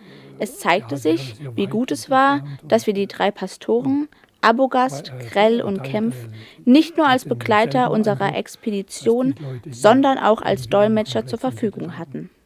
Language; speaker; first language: German; native; German